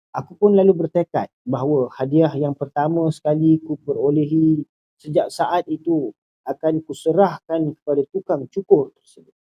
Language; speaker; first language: Malay; native; Malay